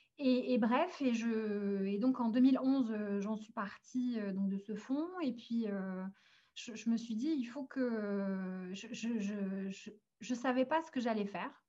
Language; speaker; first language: French; early bilingual, other home language; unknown